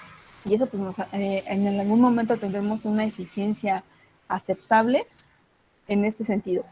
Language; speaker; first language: Spanish; native; Spanish